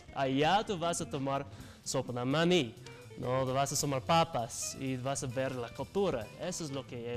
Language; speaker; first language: Spanish; non-native, learner; English